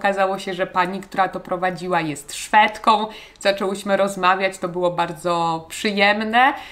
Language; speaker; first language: Polish; native; Polish